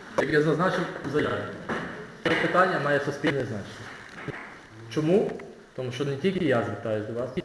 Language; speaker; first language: Ukrainian; native; Ukrainian